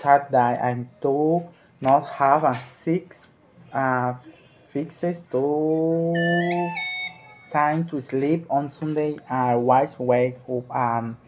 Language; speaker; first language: English; non-native, learner; Spanish